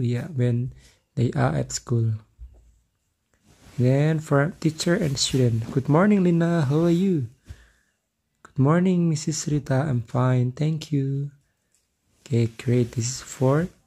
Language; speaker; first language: English; non-native, fluent; Indonesian